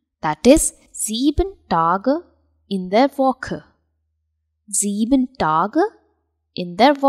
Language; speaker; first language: German; non-native, fluent; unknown